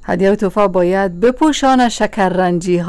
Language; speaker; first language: Persian; native; Persian